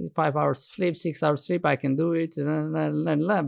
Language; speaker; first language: English; non-native, fluent; Slovenian